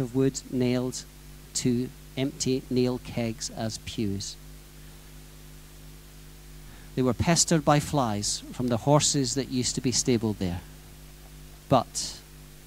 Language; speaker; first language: English; native; English